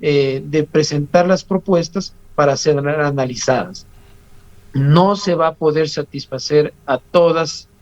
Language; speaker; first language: Spanish; native; Spanish